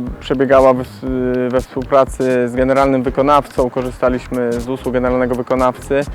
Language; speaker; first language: Polish; native; Polish